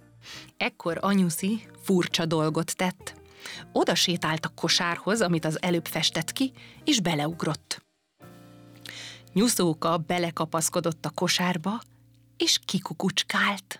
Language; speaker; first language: Hungarian; native; Hungarian